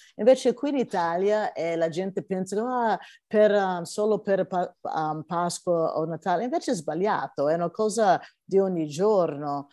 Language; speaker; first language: Italian; non-native, fluent; English